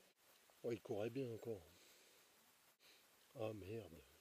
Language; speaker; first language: French; native; French